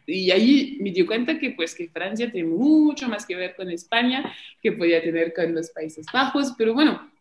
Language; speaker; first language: Spanish; non-native, fluent; French